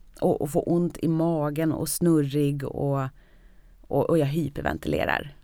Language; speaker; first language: Swedish; native; Swedish